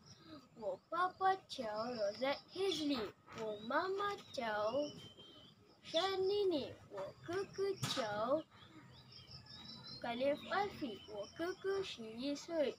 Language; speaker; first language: Chinese; non-native, local second language; Malay